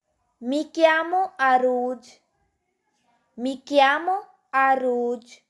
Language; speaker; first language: Italian; non-native, fluent; Urdu